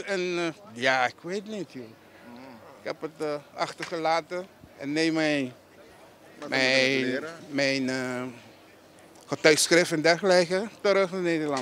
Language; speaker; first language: Dutch; non-native, local second language; Papiamento